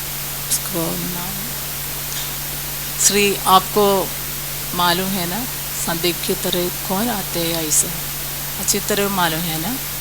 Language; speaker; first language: Hindi; non-native, local second language; Malayalam